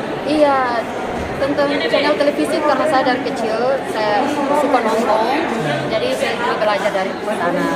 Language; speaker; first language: Indonesian; non-native, fluent; Tetum